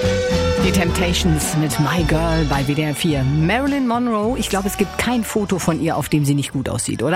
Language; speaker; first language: German; native; German